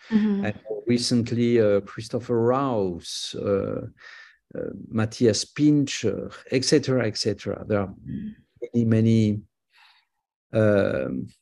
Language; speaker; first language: English; non-native, fluent; French